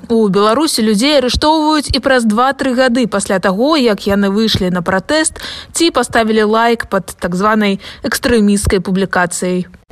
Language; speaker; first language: Belarusian; native; Belarusian